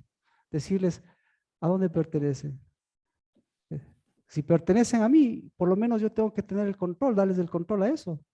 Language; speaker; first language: Spanish; native; Spanish